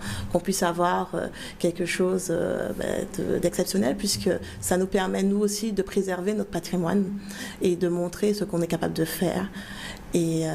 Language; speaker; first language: French; native; French